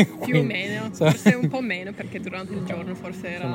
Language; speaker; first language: Italian; non-native, learner; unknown